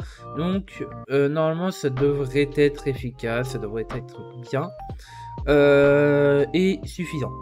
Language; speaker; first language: French; native; French